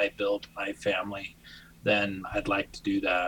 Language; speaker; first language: English; native; English